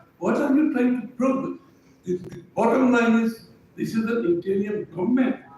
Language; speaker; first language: English; non-native, local second language; Bangla